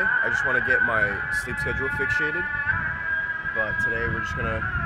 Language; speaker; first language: English; early bilingual, other home language; Turkish